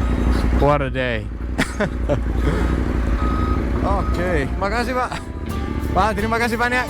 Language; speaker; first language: Indonesian; non-native, learner; English